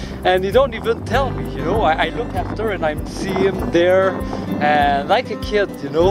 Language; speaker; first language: English; non-native, fluent; French